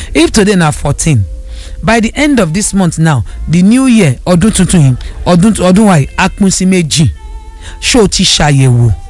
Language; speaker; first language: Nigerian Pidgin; non-native, local second language; Igbo